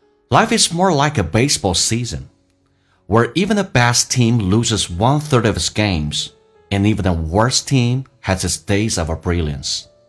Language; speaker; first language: English; non-native, fluent; Chinese